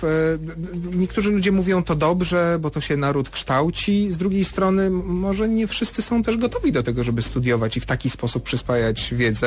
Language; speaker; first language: Polish; native; Polish